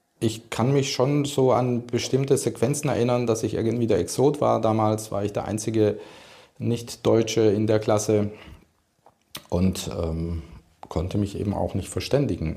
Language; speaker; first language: German; early bilingual, other home language; Hungarian